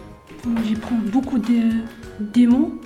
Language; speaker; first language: French; non-native, learner; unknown